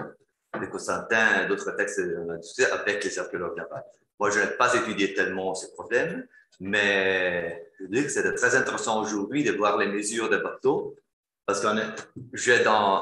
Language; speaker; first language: French; non-native, fluent; Italian